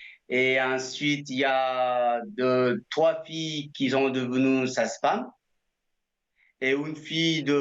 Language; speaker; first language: French; non-native, fluent; Indonesian